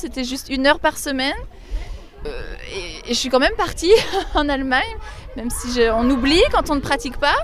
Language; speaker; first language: French; native; French